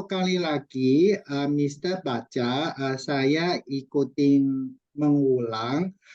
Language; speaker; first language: Indonesian; non-native, fluent; Chinese